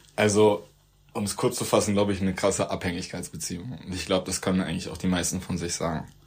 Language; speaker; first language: German; early bilingual, other home language; Turkish